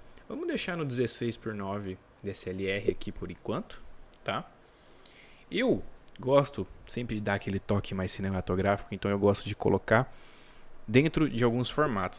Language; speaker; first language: Portuguese; native; Portuguese